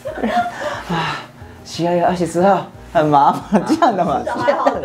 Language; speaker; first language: Chinese; non-native, learner; Japanese